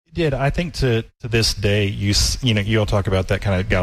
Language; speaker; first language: English; native; English